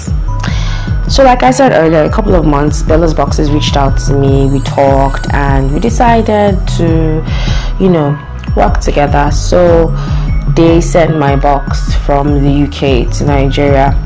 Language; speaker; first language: English; non-native, local second language; Yoruba